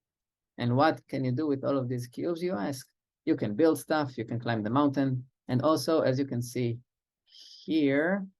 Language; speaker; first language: English; non-native, fluent; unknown